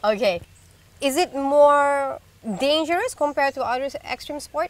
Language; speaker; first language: English; non-native, local second language; Malay